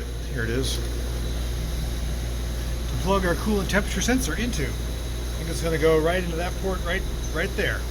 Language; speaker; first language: English; native; English